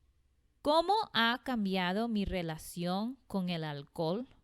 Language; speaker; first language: Spanish; non-native, fluent; English